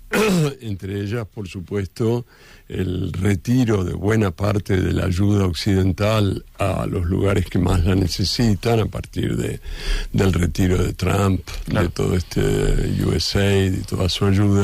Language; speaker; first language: Spanish; native; Spanish